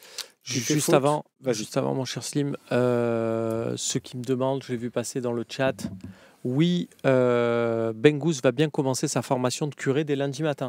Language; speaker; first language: French; native; French